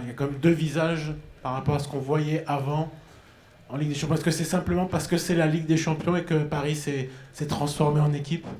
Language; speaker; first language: French; native; French